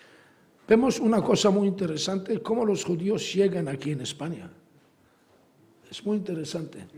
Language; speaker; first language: Spanish; non-native, fluent; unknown